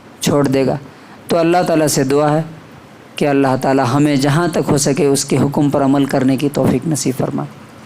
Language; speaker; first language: Urdu; native; Urdu